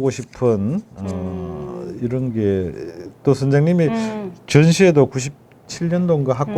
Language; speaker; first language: Korean; native; Korean